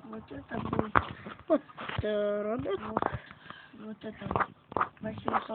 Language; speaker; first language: Russian; non-native, learner; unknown